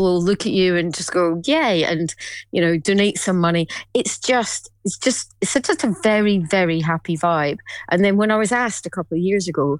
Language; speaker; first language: English; native; English